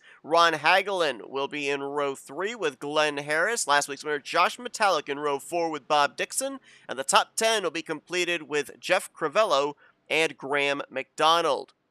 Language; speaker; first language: English; native; English